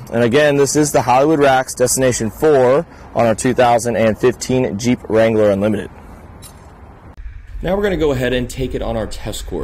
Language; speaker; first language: English; native; English